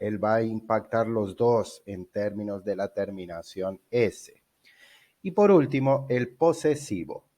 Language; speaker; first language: Spanish; non-native, fluent; Portuguese